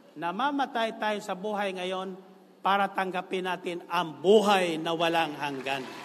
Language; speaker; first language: Filipino; non-native, local second language; Bikol